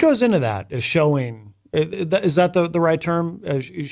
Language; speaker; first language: English; native; English